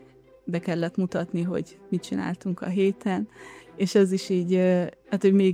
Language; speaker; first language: Hungarian; early bilingual, heritage; Hungarian